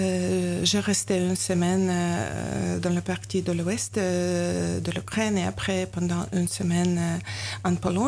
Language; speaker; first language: French; non-native, learner; Ukrainian